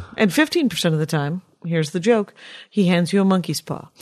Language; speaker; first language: English; native; English